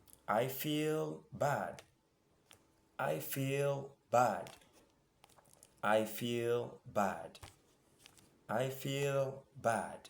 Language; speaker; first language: English; non-native, fluent; French